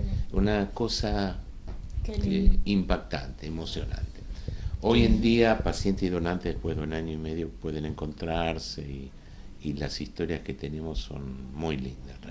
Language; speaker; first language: Spanish; native; Spanish